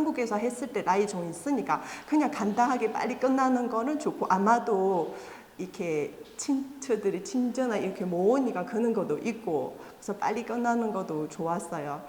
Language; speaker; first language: Korean; non-native, fluent; Chinese